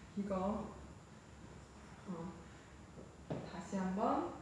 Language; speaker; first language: Korean; non-native, fluent; Chinese